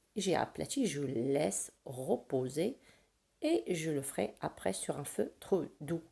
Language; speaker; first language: French; non-native, local second language; Arabic